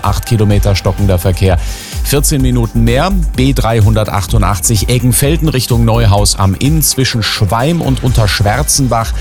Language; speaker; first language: German; native; German